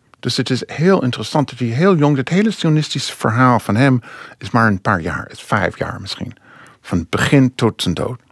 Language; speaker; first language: Dutch; non-native, fluent; English